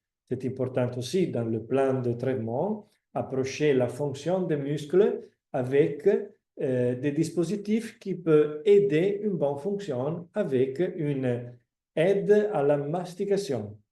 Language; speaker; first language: French; non-native, fluent; Italian